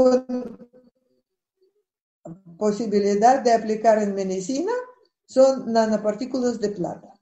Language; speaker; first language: Spanish; non-native, fluent; Russian